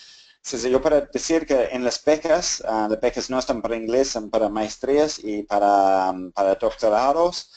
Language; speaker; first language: Spanish; non-native, fluent; English